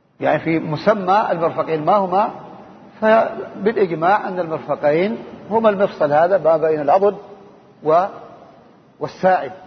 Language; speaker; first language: Arabic; native; Arabic